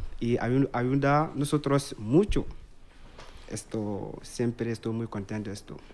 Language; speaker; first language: Spanish; non-native, learner; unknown